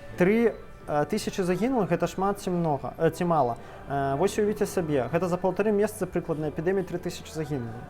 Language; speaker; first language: Belarusian; native; Belarusian